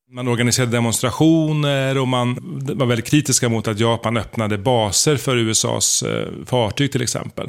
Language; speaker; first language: Swedish; native; Swedish